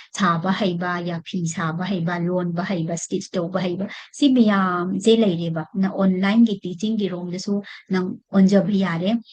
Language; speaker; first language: Manipuri; non-native, local second language; Rongmei Naga